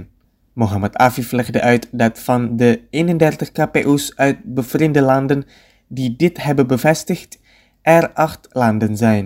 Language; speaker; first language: Dutch; non-native, fluent; Indonesian